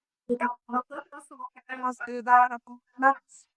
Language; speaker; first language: Spanish; non-native, learner; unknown